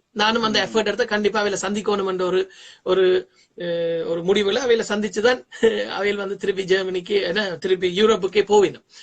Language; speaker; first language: Tamil; early bilingual, heritage; Tamil